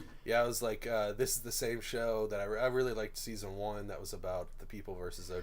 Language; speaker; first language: English; native; English